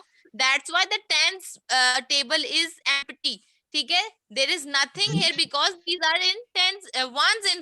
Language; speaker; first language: English; non-native, fluent; Urdu